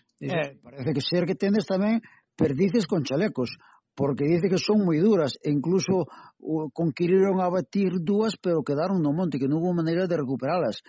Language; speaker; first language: Galician; native; Galician